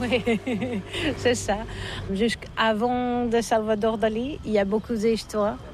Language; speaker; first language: French; non-native, learner; Catalan